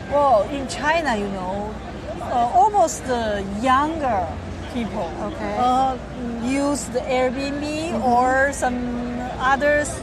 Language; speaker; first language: English; non-native, learner; Chinese